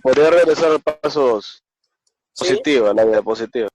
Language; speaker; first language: Spanish; native; Spanish